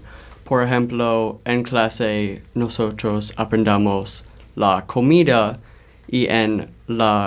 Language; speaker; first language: Spanish; non-native, learner; English